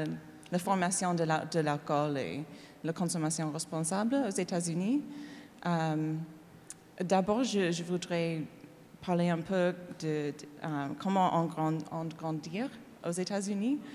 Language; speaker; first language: French; non-native, learner; English